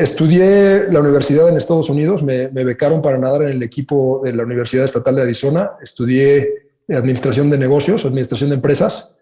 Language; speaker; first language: Spanish; native; Spanish